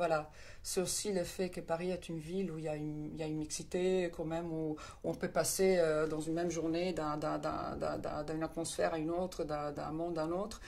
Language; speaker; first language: French; non-native, fluent; Italian